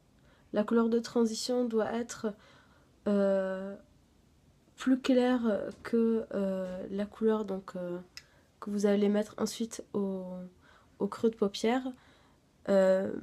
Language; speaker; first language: French; native; French